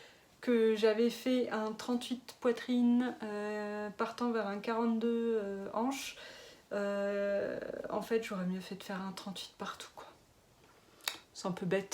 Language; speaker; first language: French; native; French